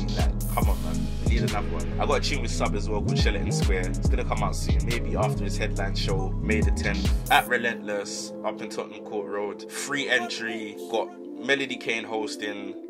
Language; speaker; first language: English; native; English